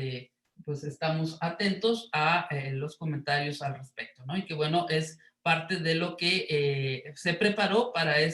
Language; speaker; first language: Spanish; native; Spanish